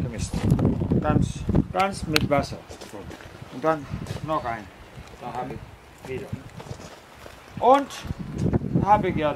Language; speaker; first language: German; non-native, learner; Danish